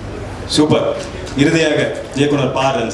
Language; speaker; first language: Tamil; native; Tamil